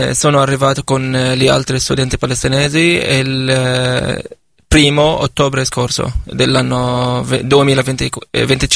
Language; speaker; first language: Italian; non-native, fluent; Arabic